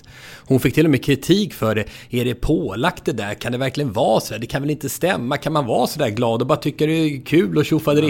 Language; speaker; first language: Swedish; native; Swedish